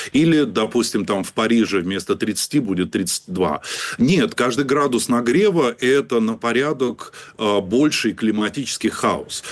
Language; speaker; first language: Russian; native; Russian